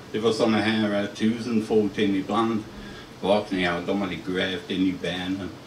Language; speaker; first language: Swedish; non-native, fluent; English